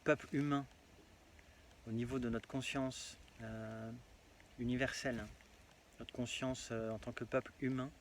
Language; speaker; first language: French; native; French